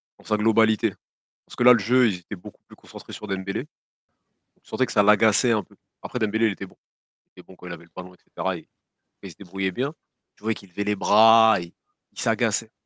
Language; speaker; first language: French; native; French